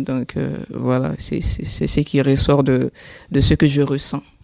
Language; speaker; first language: French; non-native, local second language; Bambara